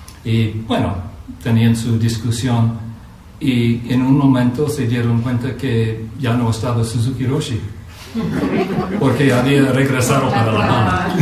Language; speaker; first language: Spanish; non-native, fluent; English